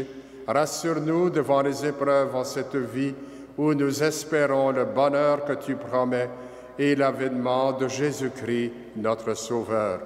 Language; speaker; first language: French; native; French